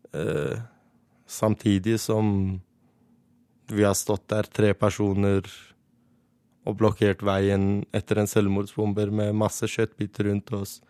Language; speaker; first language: Norwegian; early bilingual, other home language; Kurdish